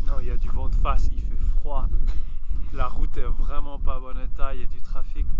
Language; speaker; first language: French; native; French